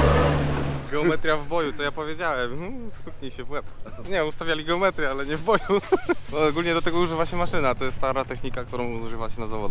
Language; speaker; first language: Polish; native; Polish